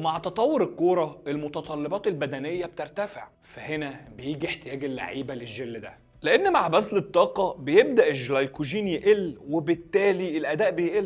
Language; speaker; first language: Arabic; native; Arabic